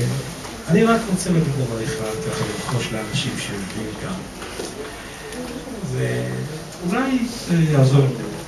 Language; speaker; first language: Hebrew; non-native, local second language; Arabic